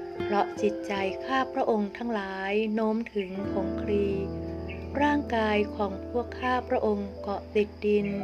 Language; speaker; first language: Thai; native; Thai